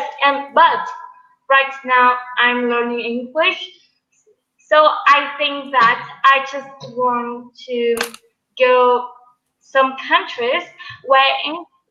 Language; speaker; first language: English; non-native, learner; Vietnamese